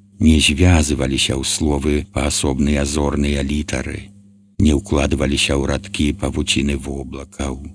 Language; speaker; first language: Belarusian; native; Belarusian